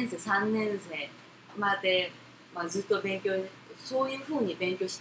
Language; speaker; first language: Japanese; non-native, fluent; Korean